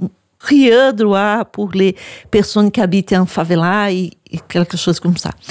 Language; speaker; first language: French; non-native, learner; Portuguese